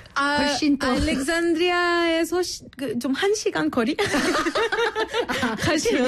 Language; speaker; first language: Korean; non-native, fluent; Arabic